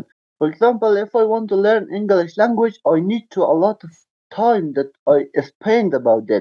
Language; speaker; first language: English; non-native, learner; Persian